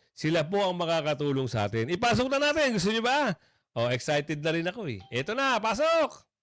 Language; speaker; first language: Filipino; native; Filipino